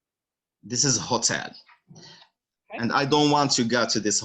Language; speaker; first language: English; non-native, fluent; Arabic